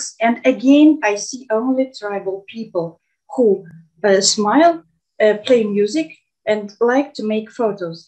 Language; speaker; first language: English; non-native, fluent; Russian